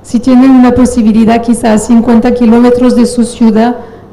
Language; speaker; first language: Spanish; non-native, fluent; French